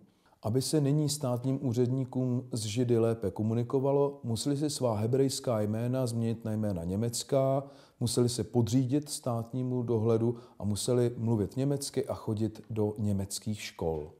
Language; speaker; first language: Czech; native; Czech